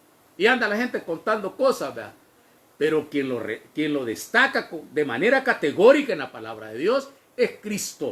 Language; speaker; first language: Spanish; native; Spanish